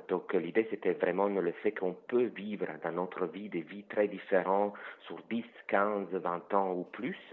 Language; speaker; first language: French; non-native, fluent; Italian